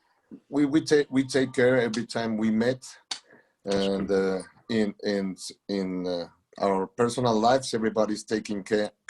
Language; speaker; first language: English; non-native, learner; Spanish